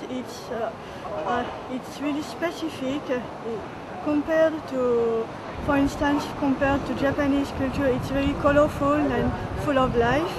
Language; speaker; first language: English; non-native, fluent; French